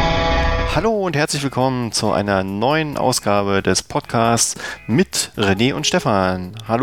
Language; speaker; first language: German; native; German